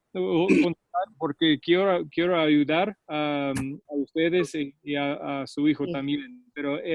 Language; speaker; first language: Spanish; non-native, fluent; English